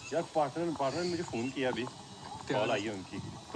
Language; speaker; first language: Hindi; non-native, local second language; Punjabi